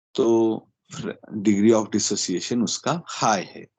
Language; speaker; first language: Hindi; non-native, local second language; Marathi